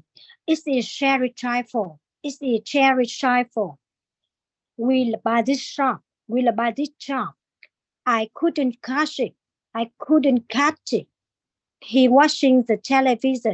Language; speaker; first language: English; non-native, learner; Vietnamese